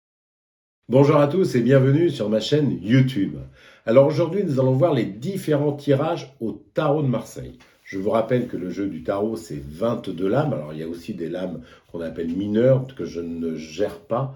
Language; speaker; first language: French; native; French